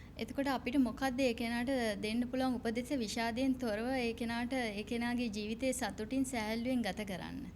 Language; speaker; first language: Sinhala; native; Sinhala